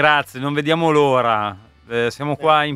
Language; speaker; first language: Italian; native; Italian